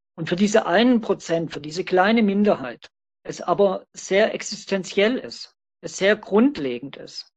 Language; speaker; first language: German; native; German